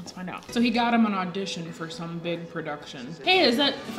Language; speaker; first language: English; native; English